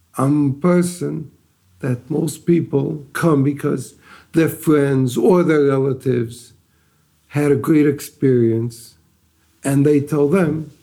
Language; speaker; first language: English; native; English